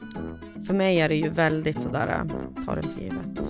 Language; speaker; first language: Swedish; native; Swedish